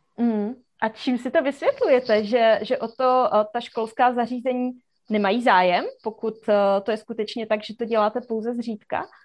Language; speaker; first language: Czech; native; Czech